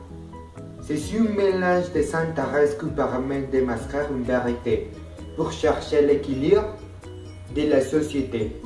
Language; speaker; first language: French; non-native, learner; Spanish